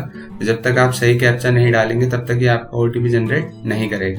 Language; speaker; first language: Hindi; native; Hindi